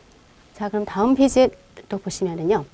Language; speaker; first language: Korean; native; Korean